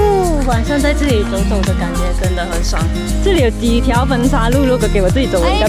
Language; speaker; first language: Chinese; native; Chinese